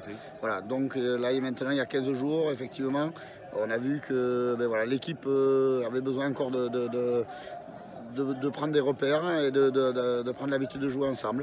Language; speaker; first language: French; native; French